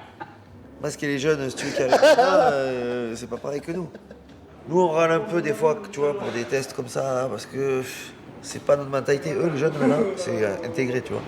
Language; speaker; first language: French; native; French